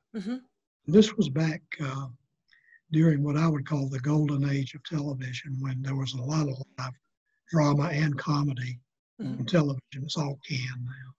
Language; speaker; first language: English; native; English